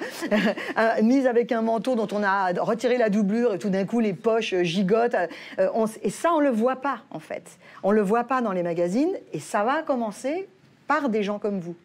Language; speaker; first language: French; native; French